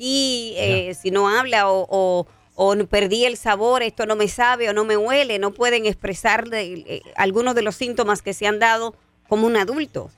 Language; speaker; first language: Spanish; native; Spanish